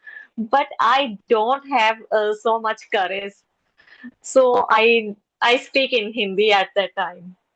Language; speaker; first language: English; non-native, learner; Hindi